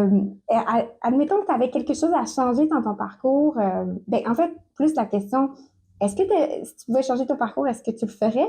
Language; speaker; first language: French; native; French